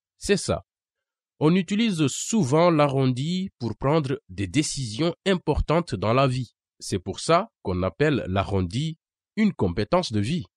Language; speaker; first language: French; non-native, local second language; Wolof